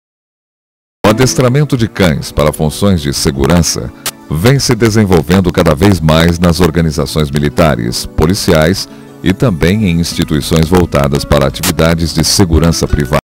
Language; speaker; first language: Portuguese; native; Portuguese